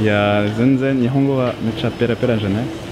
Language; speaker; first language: Japanese; non-native, fluent; French